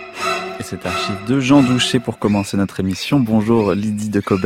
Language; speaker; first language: French; native; French